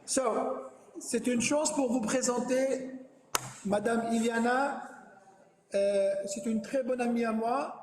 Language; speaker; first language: French; non-native, fluent; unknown